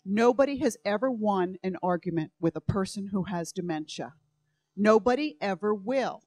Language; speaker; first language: English; native; English